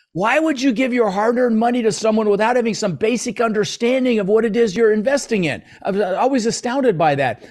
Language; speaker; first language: English; early bilingual, other home language; Dutch